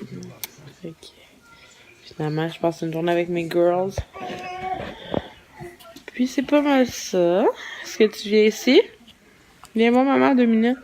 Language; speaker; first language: French; native; French